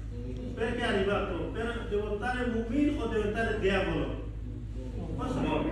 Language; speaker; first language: Italian; non-native, learner; Bangla